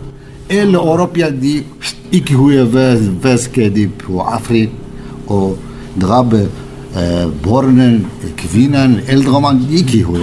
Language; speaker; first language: Danish; non-native, learner; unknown